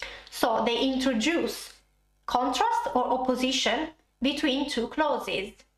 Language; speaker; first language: English; non-native, fluent; Italian